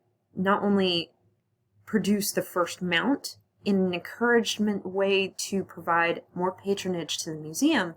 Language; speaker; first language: English; native; English